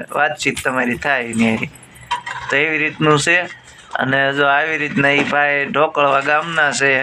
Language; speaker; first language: Gujarati; native; Gujarati